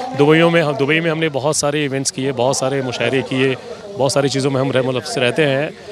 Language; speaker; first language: Hindi; native; Hindi